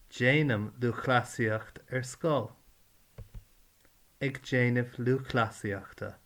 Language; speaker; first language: Irish; non-native, learner; English